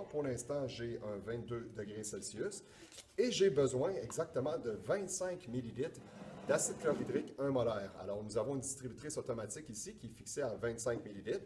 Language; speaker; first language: French; native; French